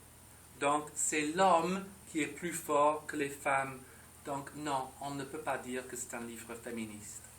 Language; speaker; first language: French; non-native, fluent; English